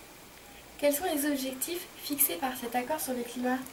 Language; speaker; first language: French; native; French